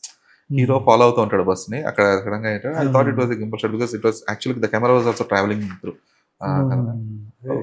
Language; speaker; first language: Telugu; native; Telugu